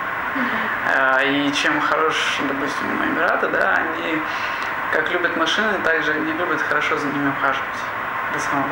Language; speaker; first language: Russian; native; Russian